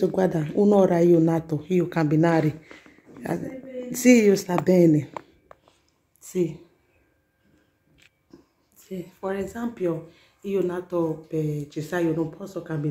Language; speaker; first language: Italian; non-native, learner; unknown